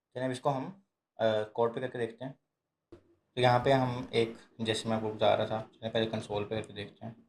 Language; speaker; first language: Urdu; native; Urdu